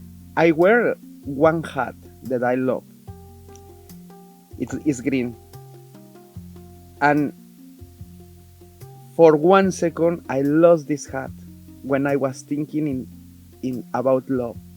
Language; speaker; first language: English; non-native, learner; Spanish